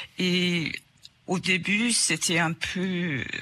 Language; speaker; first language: French; non-native, fluent; English